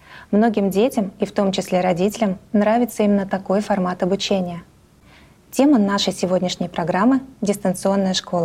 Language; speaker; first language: Russian; native; Russian